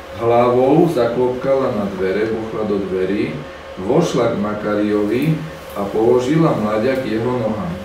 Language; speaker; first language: Slovak; native; Slovak